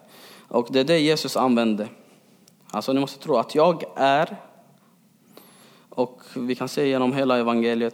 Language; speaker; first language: Swedish; early bilingual, other home language; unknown